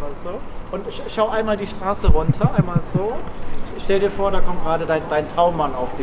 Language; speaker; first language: German; native; German